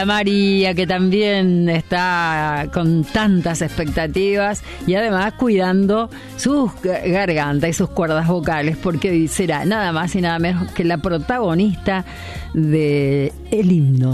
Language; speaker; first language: Spanish; native; Spanish